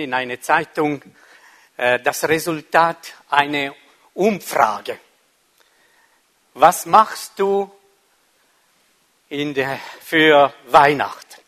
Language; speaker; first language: German; non-native, fluent; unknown